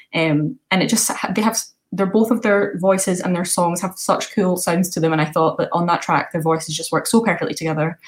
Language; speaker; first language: English; native; English